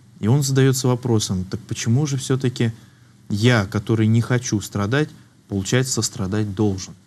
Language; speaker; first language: Russian; native; Russian